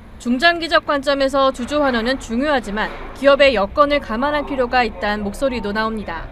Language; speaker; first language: Korean; native; Korean